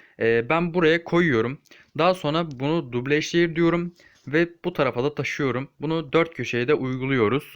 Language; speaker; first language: Turkish; native; Turkish